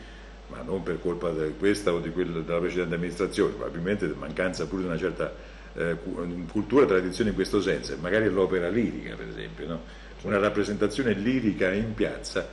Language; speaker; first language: Italian; native; Italian